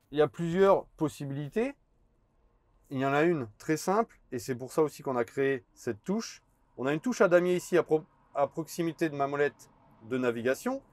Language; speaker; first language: French; native; French